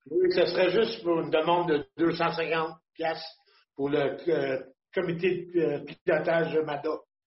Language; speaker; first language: French; native; French